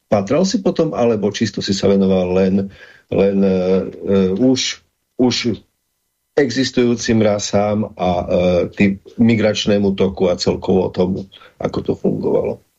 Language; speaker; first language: Slovak; native; Slovak